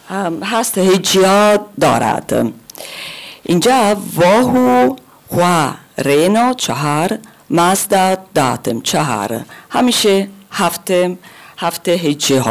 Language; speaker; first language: Persian; non-native, learner; German